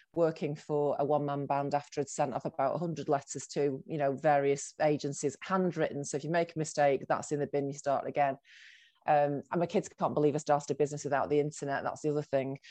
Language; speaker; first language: English; native; English